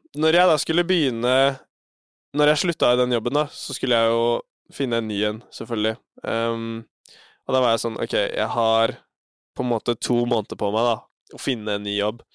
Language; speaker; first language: Norwegian; native; Norwegian